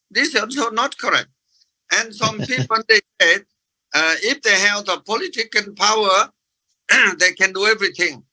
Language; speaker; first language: English; non-native, fluent; Vietnamese